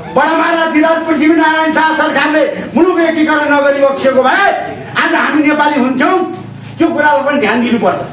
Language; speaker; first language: Nepali; native; Nepali